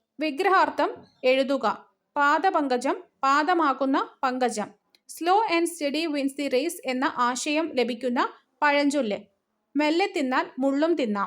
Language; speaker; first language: Malayalam; native; Malayalam